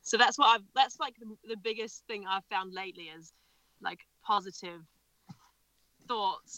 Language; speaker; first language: English; native; English